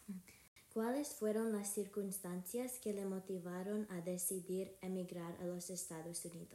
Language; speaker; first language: Spanish; non-native, learner; English